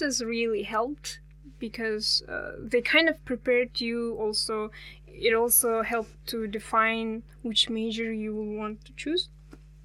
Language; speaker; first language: English; non-native, fluent; Kazakh